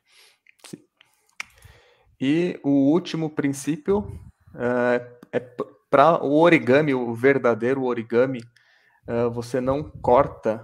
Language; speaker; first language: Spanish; non-native, local second language; Portuguese